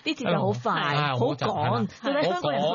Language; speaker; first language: Cantonese; native; Cantonese